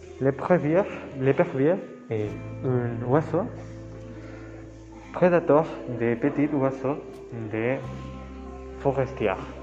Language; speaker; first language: French; non-native, learner; Spanish